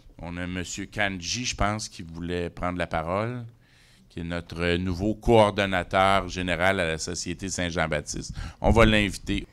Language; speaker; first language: French; native; French